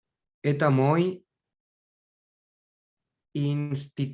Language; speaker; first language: Russian; non-native, learner; Spanish